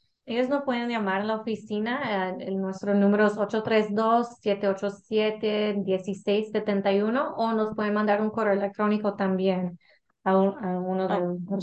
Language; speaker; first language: Spanish; early bilingual, heritage; English